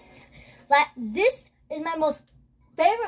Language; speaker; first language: English; native; English